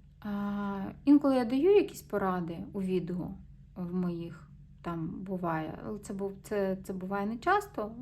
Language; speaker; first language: Ukrainian; non-native, local second language; Russian